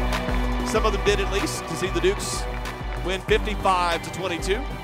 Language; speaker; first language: English; native; English